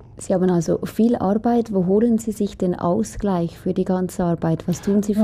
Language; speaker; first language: German; native; German